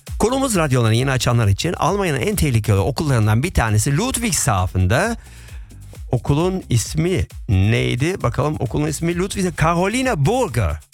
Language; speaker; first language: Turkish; early bilingual, heritage; Turkish